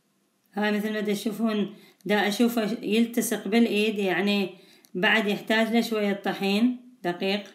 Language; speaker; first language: Arabic; native; Arabic